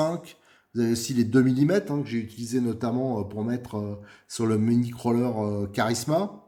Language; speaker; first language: French; native; French